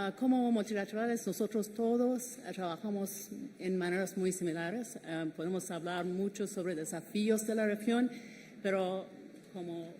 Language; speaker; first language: Spanish; non-native, fluent; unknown